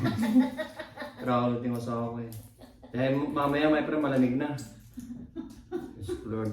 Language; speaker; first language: Filipino; native; Filipino